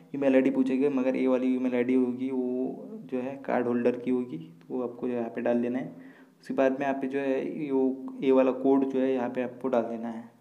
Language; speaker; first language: Hindi; non-native, local second language; Marathi